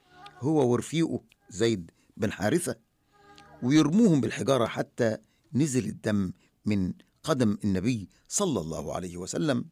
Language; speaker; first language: Arabic; native; Arabic